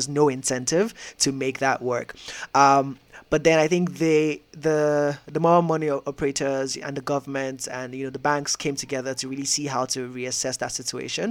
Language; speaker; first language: English; non-native, local second language; Yoruba